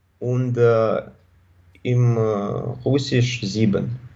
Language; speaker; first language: German; non-native, learner; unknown